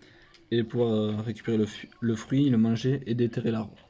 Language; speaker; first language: French; native; French